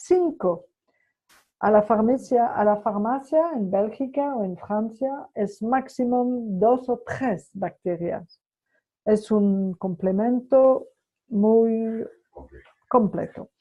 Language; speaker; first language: Spanish; non-native, fluent; French